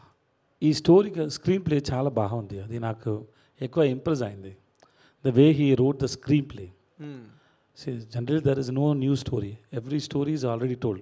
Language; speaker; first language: Telugu; non-native, learner; Tamil